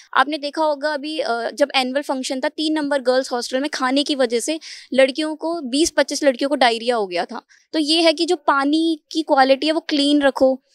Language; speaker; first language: Hindi; native; Hindi